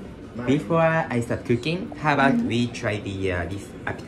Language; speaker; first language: English; non-native, learner; Japanese